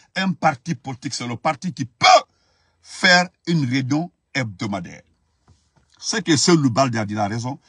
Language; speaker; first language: French; non-native, local second language; Fula